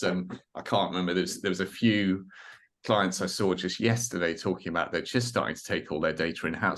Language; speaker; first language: English; native; English